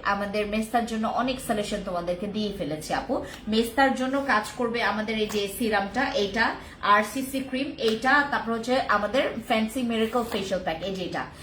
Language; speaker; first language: Bangla; non-native, local second language; Khasi